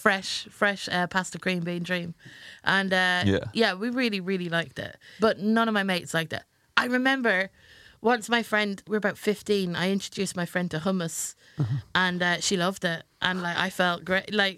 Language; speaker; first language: English; native; English